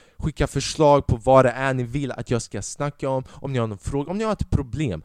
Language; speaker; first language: Swedish; early bilingual, other home language; Albanian